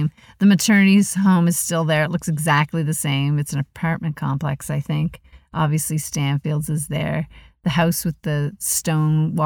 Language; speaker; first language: English; native; English